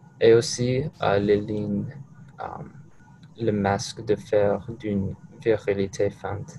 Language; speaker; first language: French; non-native, learner; English